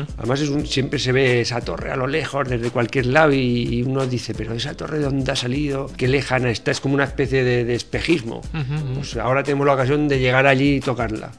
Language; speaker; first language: Spanish; native; Spanish